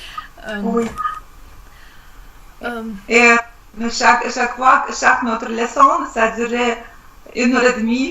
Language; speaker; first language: French; non-native, learner; Russian